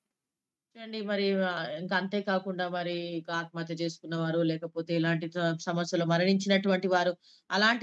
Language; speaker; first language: Telugu; native; Telugu